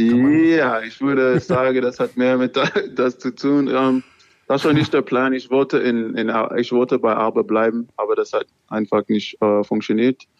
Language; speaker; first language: German; non-native, learner; English